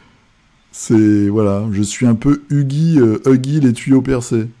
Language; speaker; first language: French; native; French